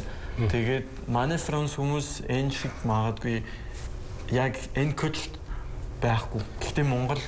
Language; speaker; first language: Mongolian; non-native, learner; French